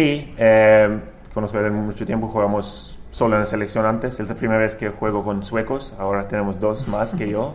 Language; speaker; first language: Spanish; non-native, fluent; Swedish